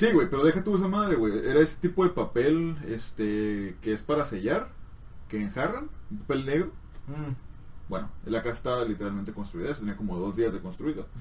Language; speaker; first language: Spanish; native; Spanish